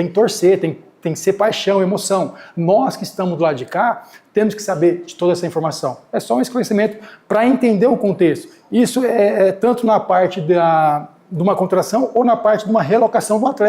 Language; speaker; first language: Portuguese; native; Portuguese